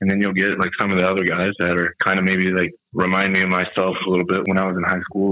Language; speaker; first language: English; native; English